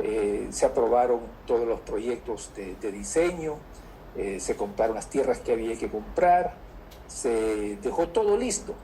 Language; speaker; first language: Spanish; native; Spanish